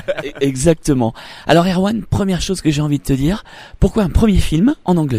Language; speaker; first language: French; native; French